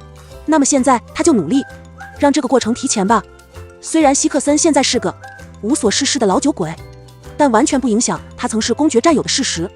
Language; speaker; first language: Chinese; native; Chinese